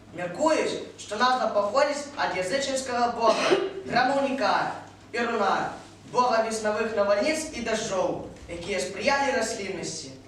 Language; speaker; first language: Belarusian; native; Belarusian